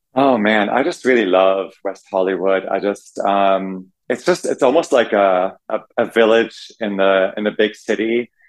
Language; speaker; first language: English; non-native, fluent; German